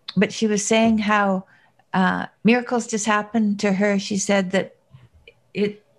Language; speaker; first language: English; native; English